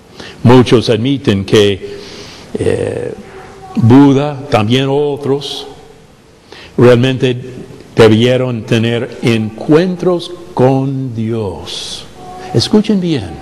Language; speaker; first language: Spanish; non-native, fluent; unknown